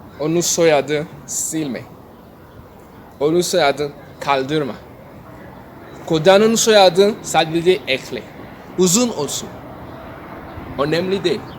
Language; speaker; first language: Turkish; non-native, learner; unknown